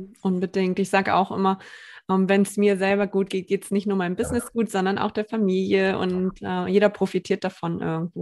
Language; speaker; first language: German; native; German